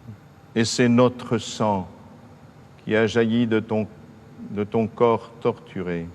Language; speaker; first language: French; native; French